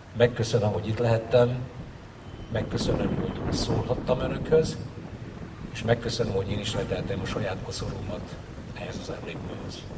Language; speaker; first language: Hungarian; native; Hungarian